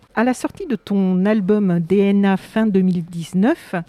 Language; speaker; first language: French; native; French